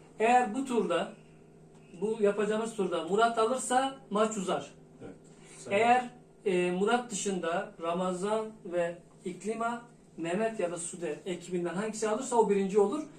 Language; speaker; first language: Turkish; native; Turkish